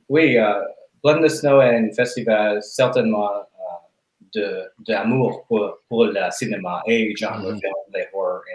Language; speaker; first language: French; non-native, learner; English